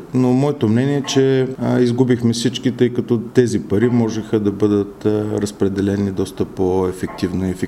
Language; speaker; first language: Bulgarian; native; Bulgarian